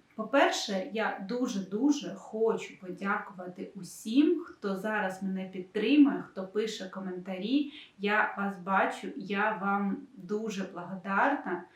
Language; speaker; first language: Ukrainian; non-native, local second language; Russian